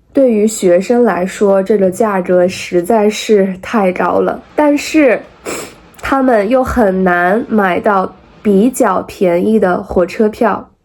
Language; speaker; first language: Chinese; native; Chinese